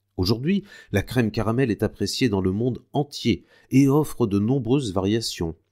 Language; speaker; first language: French; native; French